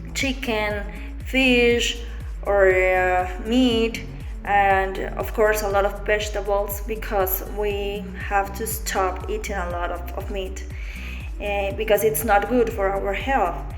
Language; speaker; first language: English; non-native, learner; Spanish